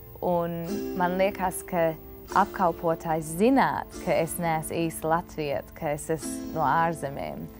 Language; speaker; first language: Latvian; early bilingual, heritage; Latvian